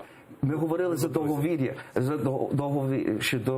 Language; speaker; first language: Ukrainian; early bilingual, heritage; English